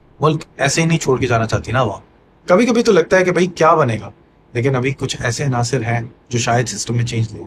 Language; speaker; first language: Urdu; native; Urdu